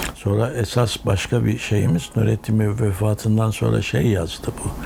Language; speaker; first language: Turkish; native; Turkish